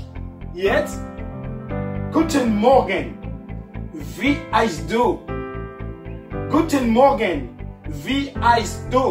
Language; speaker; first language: German; non-native, learner; French